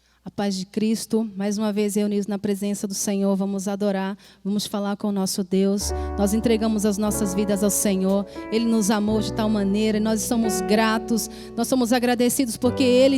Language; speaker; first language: Portuguese; native; Portuguese